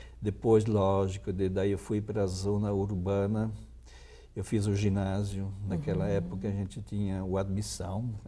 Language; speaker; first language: Portuguese; non-native, local second language; German